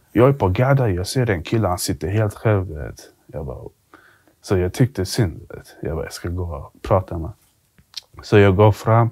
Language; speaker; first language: Swedish; early bilingual, other home language; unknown